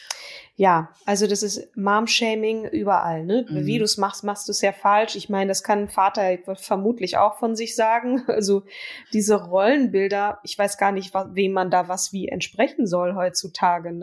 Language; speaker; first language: German; native; German